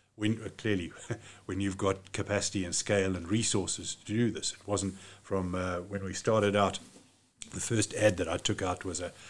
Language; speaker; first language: English; native; English